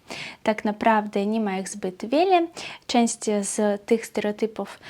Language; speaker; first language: Polish; non-native, fluent; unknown